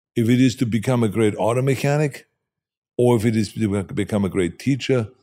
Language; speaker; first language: English; non-native, fluent; German